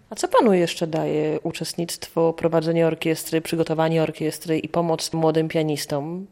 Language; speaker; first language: Polish; native; Polish